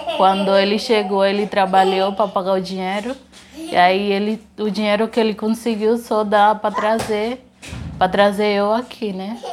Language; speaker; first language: Portuguese; non-native, fluent; Haitian Creole